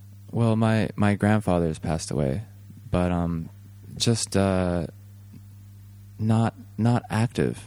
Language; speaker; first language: English; native; English